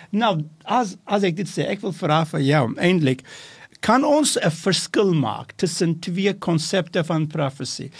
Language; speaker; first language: Afrikaans; non-native, local second language; English